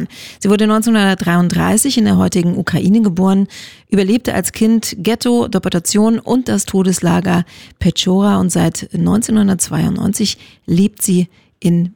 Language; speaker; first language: German; native; German